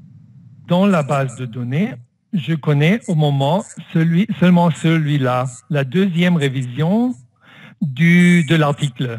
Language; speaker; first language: French; non-native, fluent; German